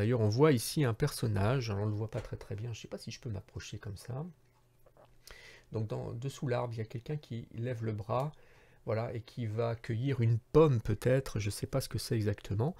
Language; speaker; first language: French; native; French